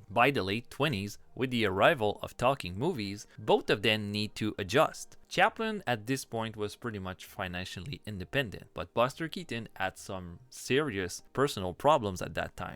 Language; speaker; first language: English; non-native, fluent; French